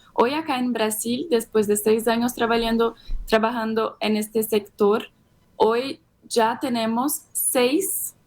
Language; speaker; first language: Spanish; non-native, fluent; Portuguese